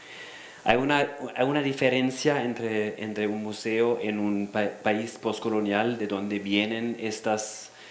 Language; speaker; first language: Spanish; non-native, fluent; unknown